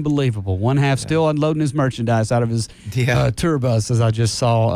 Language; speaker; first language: English; native; English